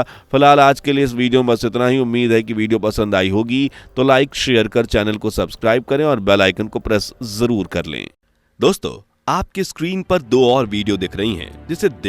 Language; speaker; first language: Hindi; native; Hindi